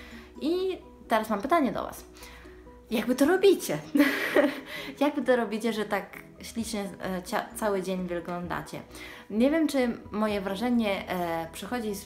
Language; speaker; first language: Polish; early bilingual, heritage; Polish